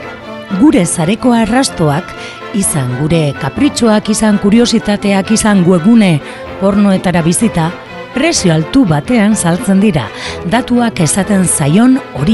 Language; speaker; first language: Basque; native; Basque